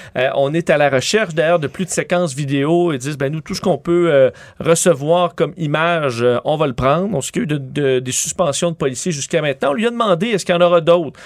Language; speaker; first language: French; native; French